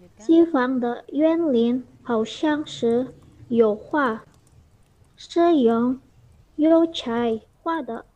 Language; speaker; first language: Chinese; non-native, learner; Indonesian